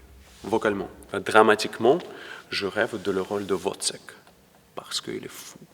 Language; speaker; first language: French; non-native, fluent; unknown